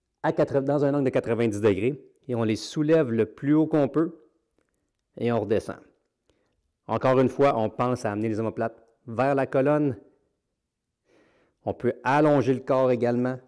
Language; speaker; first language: French; native; French